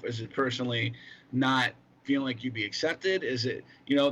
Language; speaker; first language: English; native; English